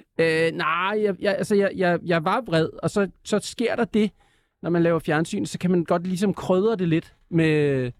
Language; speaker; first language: Danish; native; Danish